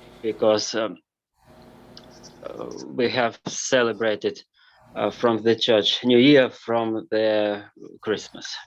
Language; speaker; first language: English; non-native, learner; Russian